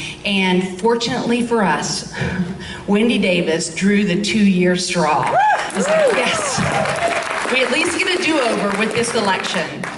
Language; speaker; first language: English; native; English